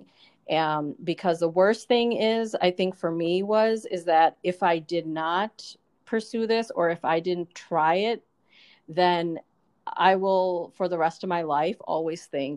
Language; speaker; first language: English; native; English